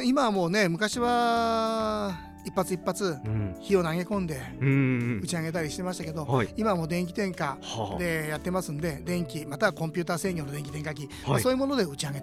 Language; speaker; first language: Japanese; native; Japanese